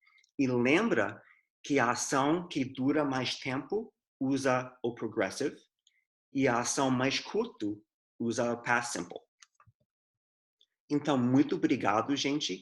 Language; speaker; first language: Portuguese; non-native, fluent; English